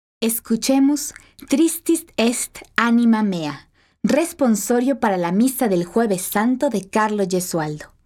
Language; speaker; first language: Spanish; native; Spanish